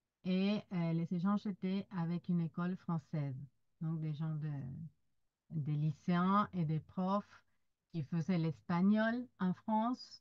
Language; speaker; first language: French; non-native, fluent; Spanish